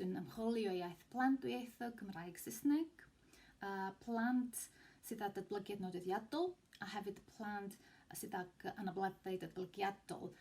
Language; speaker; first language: Welsh; non-native, fluent; Greek